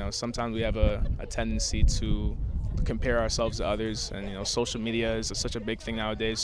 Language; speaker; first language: English; native; English